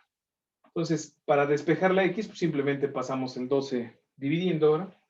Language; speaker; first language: Spanish; native; Spanish